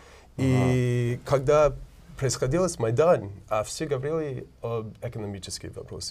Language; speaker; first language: Russian; non-native, learner; English